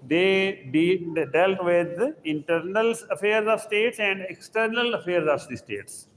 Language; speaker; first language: English; non-native, local second language; Urdu